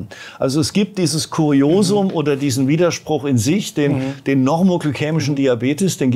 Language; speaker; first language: German; native; German